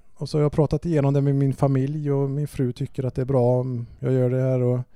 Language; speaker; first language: Swedish; native; Swedish